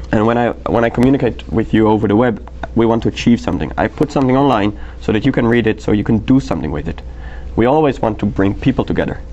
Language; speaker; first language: English; non-native, fluent; Dutch